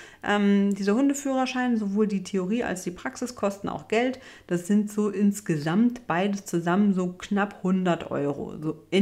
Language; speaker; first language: German; native; German